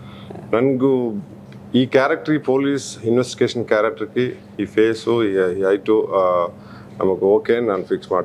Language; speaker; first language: Kannada; non-native, learner; Tamil